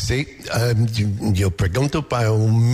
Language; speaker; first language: Spanish; non-native, learner; English